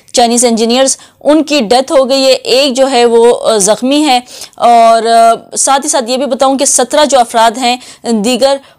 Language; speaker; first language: Urdu; native; Urdu